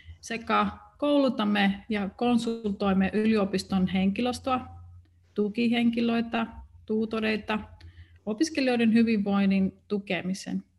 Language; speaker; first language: Finnish; non-native, fluent; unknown